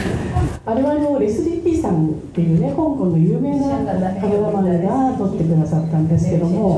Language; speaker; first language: Japanese; native; Japanese